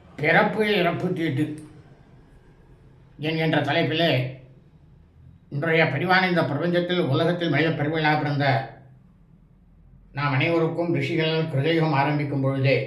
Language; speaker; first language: Tamil; native; Tamil